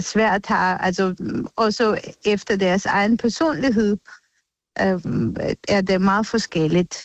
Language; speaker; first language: Danish; non-native, fluent; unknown